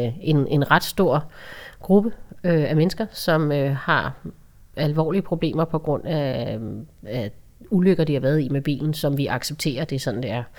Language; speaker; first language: Danish; native; Danish